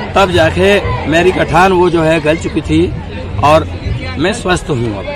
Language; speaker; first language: Hindi; native; Hindi